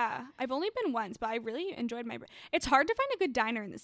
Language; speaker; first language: English; native; English